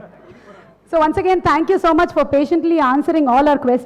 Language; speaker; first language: Telugu; native; Telugu